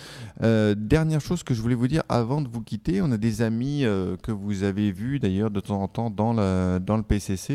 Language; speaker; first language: French; native; French